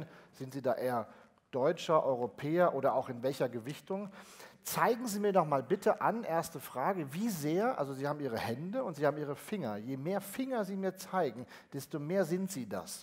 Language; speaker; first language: German; native; German